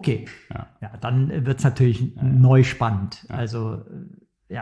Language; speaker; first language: German; native; German